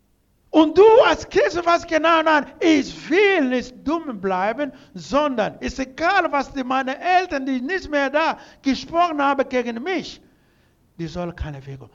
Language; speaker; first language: German; non-native, learner; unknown